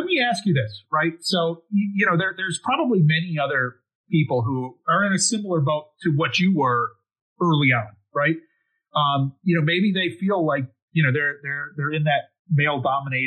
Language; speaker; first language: English; native; English